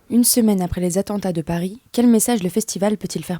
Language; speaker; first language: French; native; French